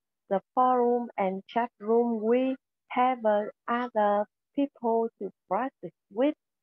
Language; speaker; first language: English; non-native, learner; Vietnamese